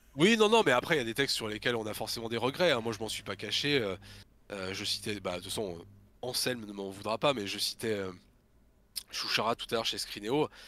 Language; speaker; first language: French; native; French